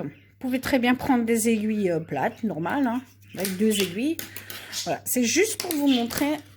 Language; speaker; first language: French; native; French